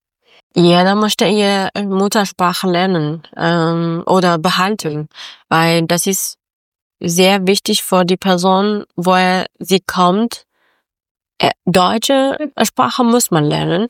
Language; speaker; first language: German; non-native, learner; Persian